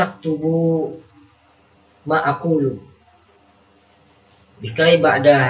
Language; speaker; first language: Arabic; non-native, fluent; Indonesian